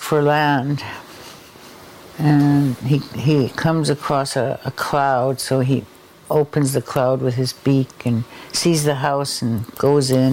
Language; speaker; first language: English; non-native, fluent; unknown